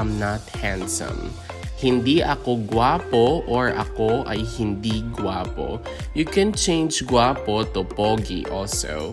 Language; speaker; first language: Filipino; non-native, local second language; Hiligaynon